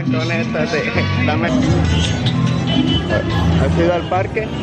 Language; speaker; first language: Spanish; native; Spanish